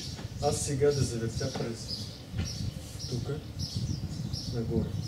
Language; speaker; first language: Bulgarian; non-native, learner; Russian